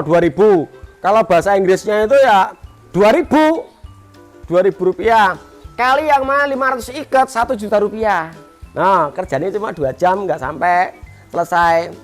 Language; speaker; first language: Indonesian; non-native, local second language; Javanese